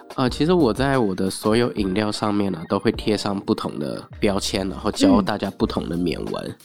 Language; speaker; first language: Chinese; early bilingual, other home language; Burmese